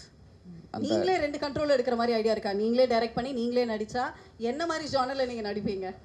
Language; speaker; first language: Tamil; native; Tamil